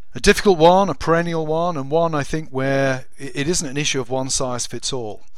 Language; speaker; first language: English; native; English